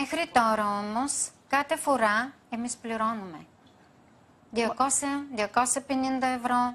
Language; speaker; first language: Greek; non-native, fluent; Bulgarian